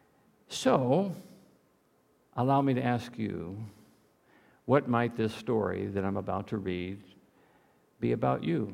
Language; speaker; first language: English; native; English